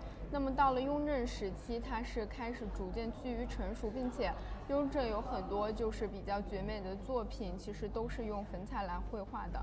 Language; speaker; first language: Chinese; native; Chinese